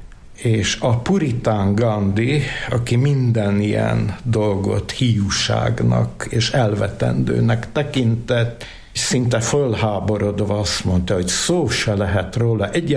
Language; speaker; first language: Hungarian; native; Hungarian